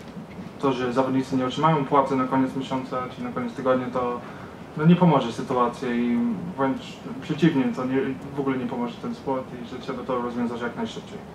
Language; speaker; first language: Polish; early bilingual, heritage; Polish